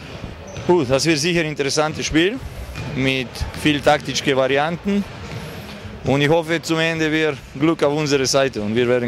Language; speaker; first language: German; non-native, learner; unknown